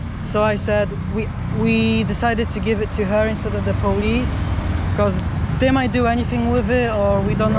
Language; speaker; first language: English; non-native, fluent; Polish